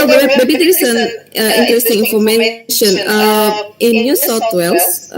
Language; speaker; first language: English; non-native, fluent; Indonesian